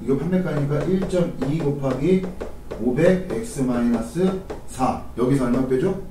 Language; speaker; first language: Korean; native; Korean